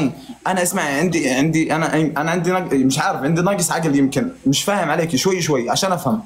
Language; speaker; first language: Arabic; native; Arabic